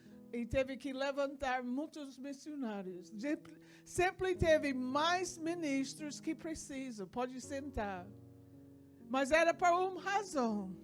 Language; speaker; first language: Portuguese; non-native, fluent; English